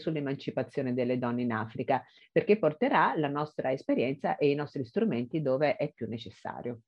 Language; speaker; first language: Italian; native; Italian